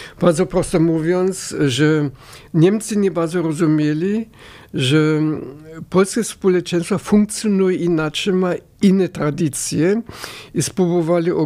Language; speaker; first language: Polish; non-native, fluent; German